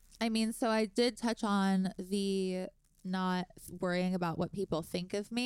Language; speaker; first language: English; native; English